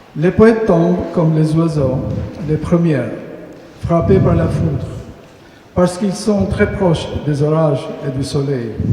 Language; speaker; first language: French; non-native, fluent; Albanian